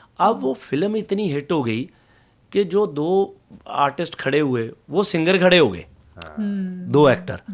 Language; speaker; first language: Hindi; non-native, local second language; Punjabi